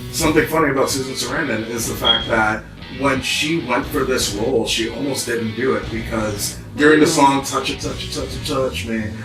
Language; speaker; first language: English; native; English